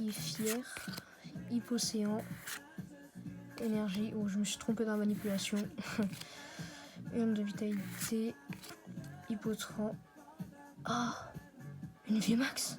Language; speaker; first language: French; native; French